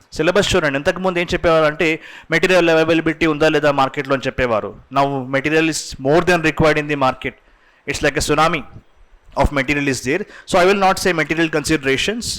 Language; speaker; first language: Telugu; non-native, local second language; Urdu